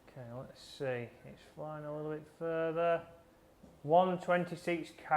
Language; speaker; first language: English; native; English